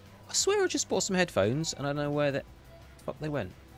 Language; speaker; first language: English; native; English